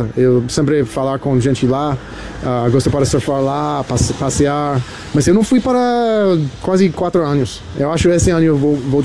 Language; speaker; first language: Portuguese; non-native, learner; English